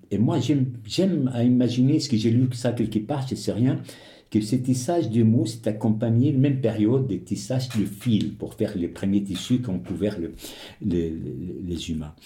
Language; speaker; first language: French; non-native, local second language; Arabic